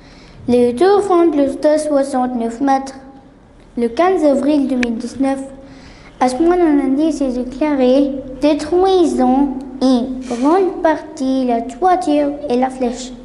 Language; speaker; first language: French; non-native, learner; Arabic